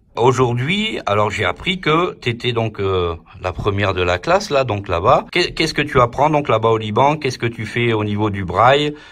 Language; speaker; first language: French; native; French